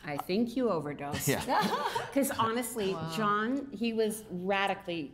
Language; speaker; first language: English; native; English